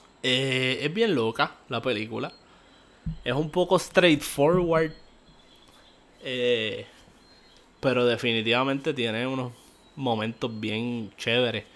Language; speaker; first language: Spanish; native; Spanish